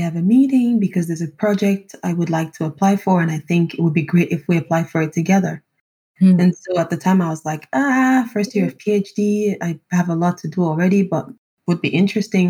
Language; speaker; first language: English; non-native, local second language; Yoruba